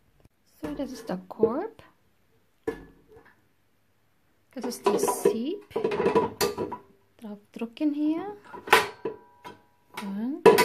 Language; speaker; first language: German; non-native, learner; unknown